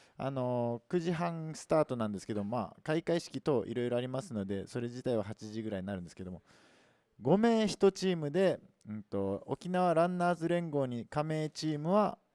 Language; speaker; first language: Japanese; native; Japanese